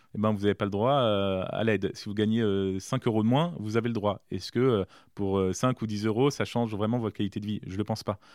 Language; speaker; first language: French; native; French